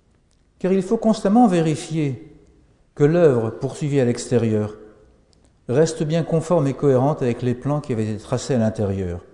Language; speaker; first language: French; native; French